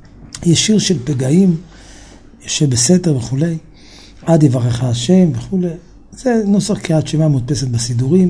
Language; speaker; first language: Hebrew; native; Hebrew